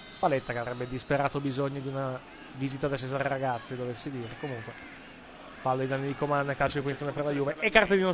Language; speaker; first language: Italian; native; Italian